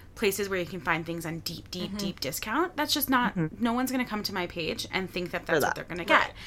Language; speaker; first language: English; native; English